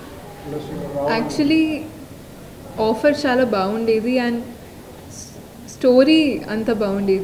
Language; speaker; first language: Telugu; non-native, local second language; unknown